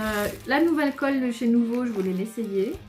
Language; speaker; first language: French; native; French